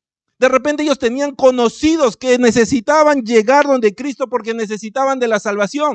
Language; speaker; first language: Spanish; native; Spanish